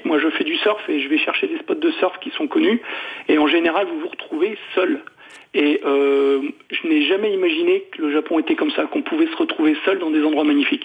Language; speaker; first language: French; native; French